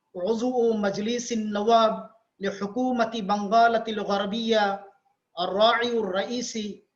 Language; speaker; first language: Arabic; non-native, fluent; Bangla